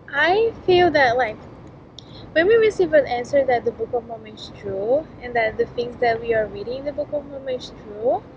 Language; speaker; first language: English; non-native, fluent; Portuguese